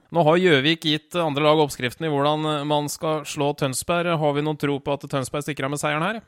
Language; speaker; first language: Norwegian; native; Norwegian